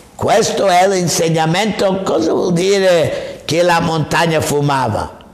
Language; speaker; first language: Italian; non-native, fluent; English